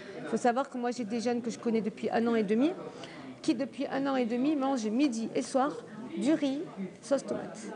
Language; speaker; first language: French; native; French